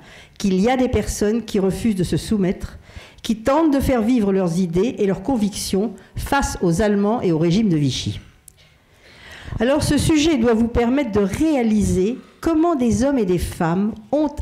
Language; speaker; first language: French; native; French